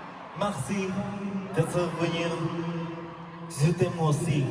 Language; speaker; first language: French; non-native, learner; Korean